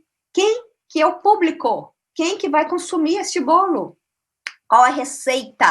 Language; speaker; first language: Portuguese; native; Portuguese